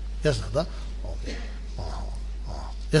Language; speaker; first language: Russian; non-native, learner; Tibetan